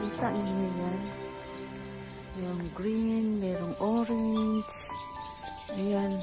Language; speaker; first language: Filipino; non-native, local second language; Cebuano